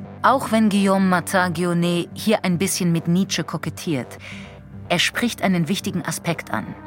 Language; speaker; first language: German; native; German